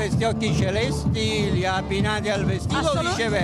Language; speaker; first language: Italian; native; Italian